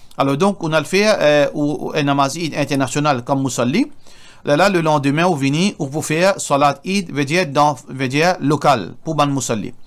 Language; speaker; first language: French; non-native, local second language; Morisyen